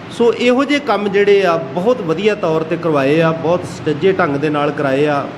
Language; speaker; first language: Punjabi; native; Punjabi